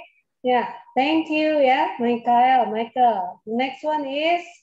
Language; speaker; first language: English; non-native, fluent; Indonesian